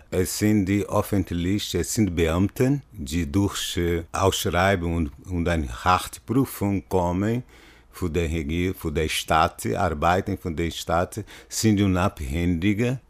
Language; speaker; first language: German; non-native, fluent; Portuguese